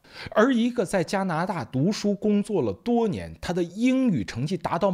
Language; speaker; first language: Chinese; native; Chinese